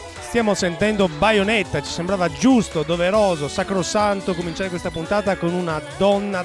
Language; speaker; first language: Italian; native; Italian